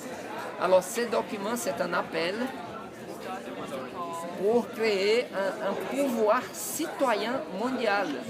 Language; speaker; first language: French; non-native, fluent; Portuguese